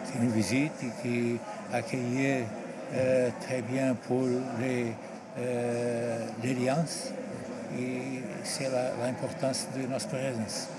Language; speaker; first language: French; non-native, learner; Portuguese